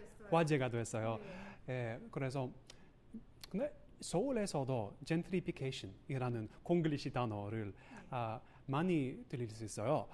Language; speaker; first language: Korean; non-native, learner; English